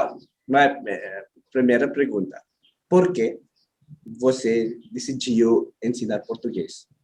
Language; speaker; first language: Portuguese; non-native, learner; Filipino